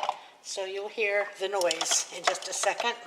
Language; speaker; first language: English; native; English